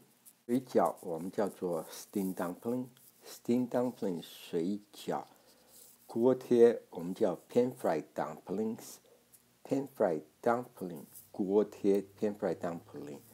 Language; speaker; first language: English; non-native, fluent; Chinese